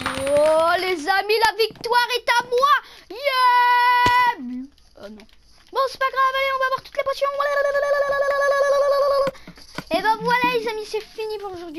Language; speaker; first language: French; native; French